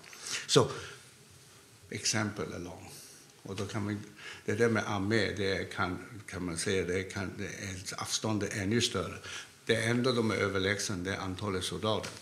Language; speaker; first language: Swedish; non-native, fluent; Cantonese